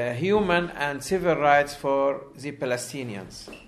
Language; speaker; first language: English; non-native, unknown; Arabic